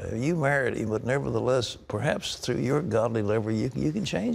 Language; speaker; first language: English; native; English